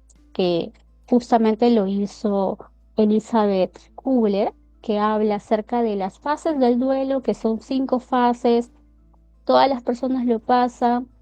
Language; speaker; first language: Spanish; native; Spanish